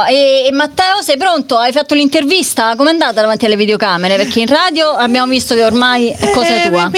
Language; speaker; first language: Italian; native; Italian